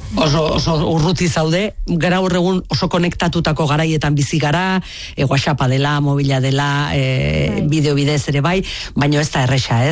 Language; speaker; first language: Basque; native; Basque